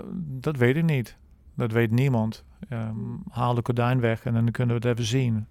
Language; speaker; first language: Dutch; non-native, fluent; English